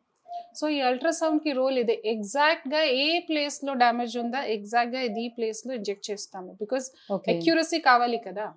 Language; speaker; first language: Telugu; non-native, learner; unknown